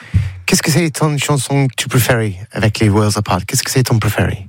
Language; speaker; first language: French; non-native, learner; English